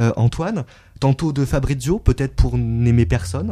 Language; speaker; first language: French; native; French